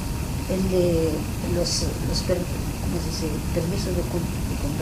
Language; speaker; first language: Spanish; non-native, learner; Arabic